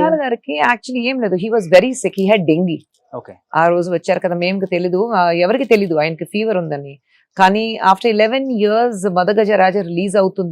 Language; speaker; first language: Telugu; non-native, fluent; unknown